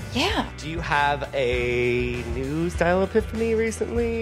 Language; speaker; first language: English; native; English